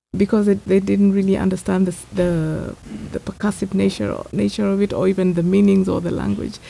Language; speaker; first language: English; non-native, local second language; Gusii